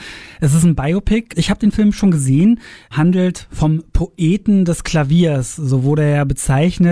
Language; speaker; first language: German; native; German